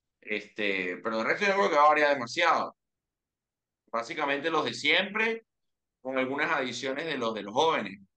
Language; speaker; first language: Spanish; native; Spanish